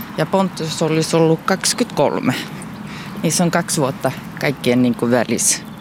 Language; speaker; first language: Finnish; early bilingual, heritage; Finnish